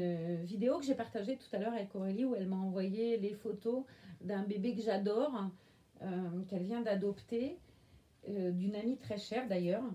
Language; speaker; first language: French; native; French